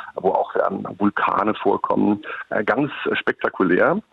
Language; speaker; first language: German; native; German